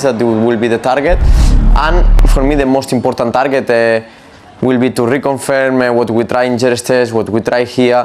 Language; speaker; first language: English; non-native, fluent; Catalan